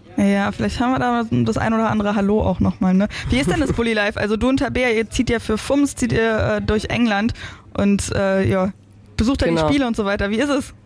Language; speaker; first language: German; native; German